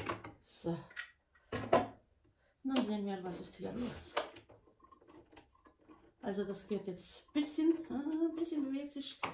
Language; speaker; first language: German; non-native, fluent; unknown